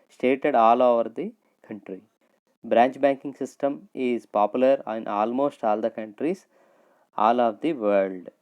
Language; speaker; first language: English; non-native, local second language; Telugu